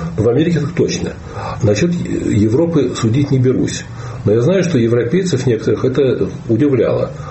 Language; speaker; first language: Russian; native; Russian